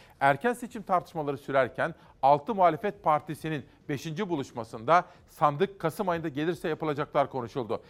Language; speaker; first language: Turkish; native; Turkish